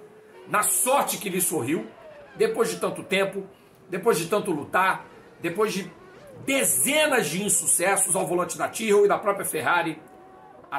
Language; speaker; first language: Portuguese; native; Portuguese